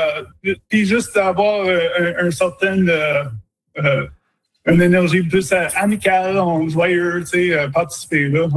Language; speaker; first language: French; native; French